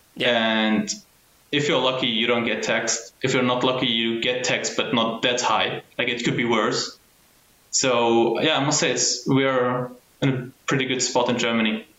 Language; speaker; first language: English; early bilingual, heritage; German